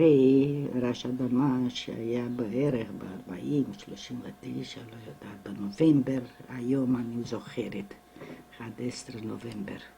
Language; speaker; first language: Hebrew; non-native, fluent; Romanian